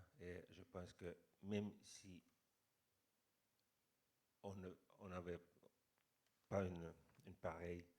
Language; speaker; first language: French; non-native, fluent; Finnish